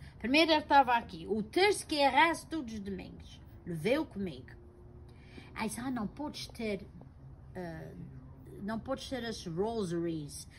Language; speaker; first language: Portuguese; native; Portuguese